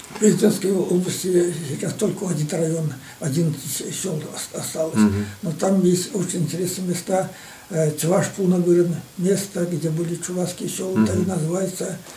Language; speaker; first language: Russian; non-native, local second language; Chuvash